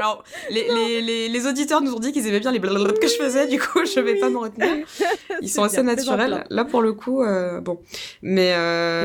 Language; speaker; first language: French; native; French